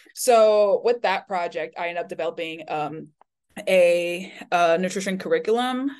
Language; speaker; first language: English; early bilingual, other home language; Chinese